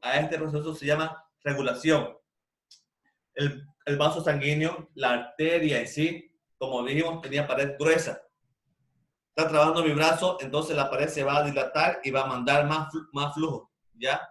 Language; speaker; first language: Spanish; native; Spanish